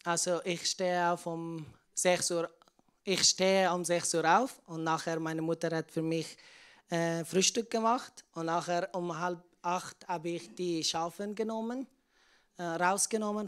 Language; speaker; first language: German; non-native, learner; Persian